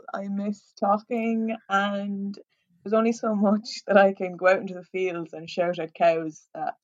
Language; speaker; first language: English; native; English